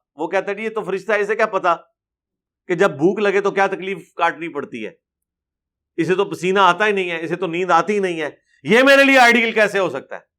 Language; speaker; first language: Urdu; non-native, local second language; Punjabi